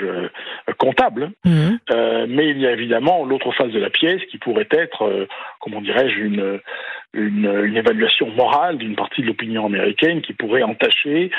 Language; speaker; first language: French; native; French